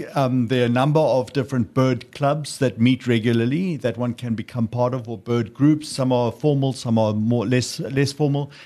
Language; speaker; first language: English; native; English